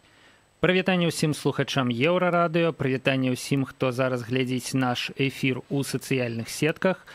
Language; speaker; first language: Belarusian; native; Belarusian